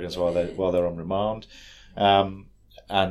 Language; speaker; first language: English; native; English